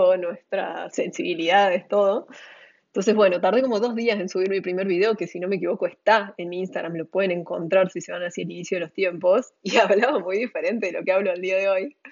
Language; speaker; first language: Spanish; native; Spanish